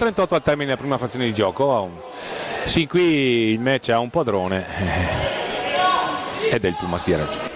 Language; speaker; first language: Italian; native; Italian